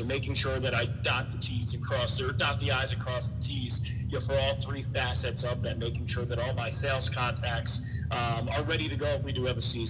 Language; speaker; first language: English; native; English